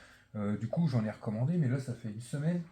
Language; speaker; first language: French; native; French